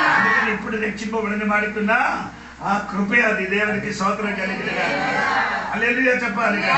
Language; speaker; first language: Telugu; non-native, fluent; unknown